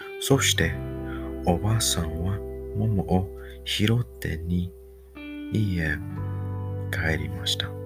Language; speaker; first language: Japanese; non-native, learner; English